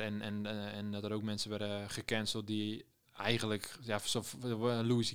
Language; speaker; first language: Dutch; native; Dutch